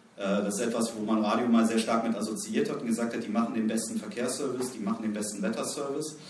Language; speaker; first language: German; native; German